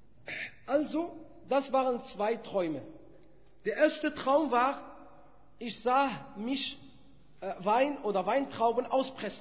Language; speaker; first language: German; non-native, fluent; Arabic